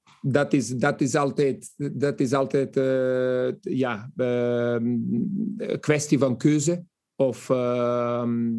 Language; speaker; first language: Dutch; non-native, fluent; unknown